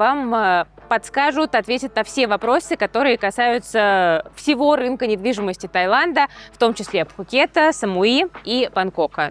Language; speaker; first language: Russian; native; Russian